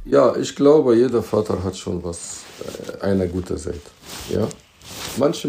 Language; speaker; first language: German; non-native, fluent; Arabic